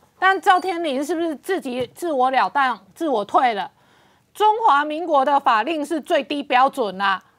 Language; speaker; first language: Chinese; native; Chinese